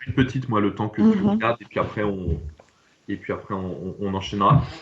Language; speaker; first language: French; native; French